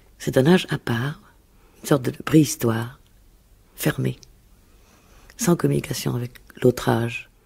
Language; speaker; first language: French; native; French